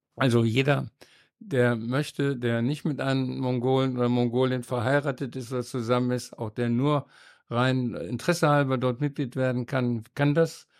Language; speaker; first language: German; native; German